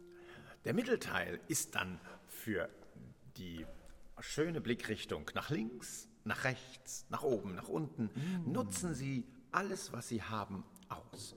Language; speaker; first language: German; native; German